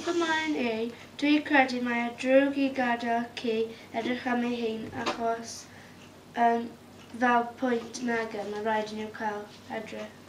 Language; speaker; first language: Welsh; non-native, local second language; English